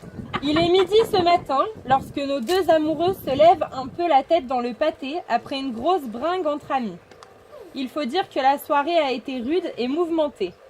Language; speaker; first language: French; native; French